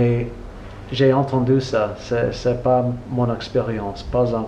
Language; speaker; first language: French; non-native, learner; English